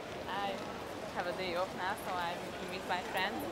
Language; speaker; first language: English; non-native, learner; Hungarian